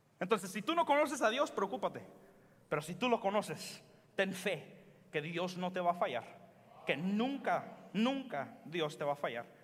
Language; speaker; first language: Spanish; early bilingual, heritage; Spanish